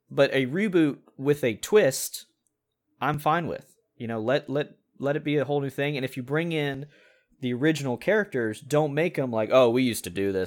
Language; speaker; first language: English; native; English